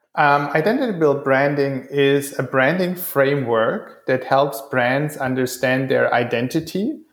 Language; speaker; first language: English; non-native, fluent; German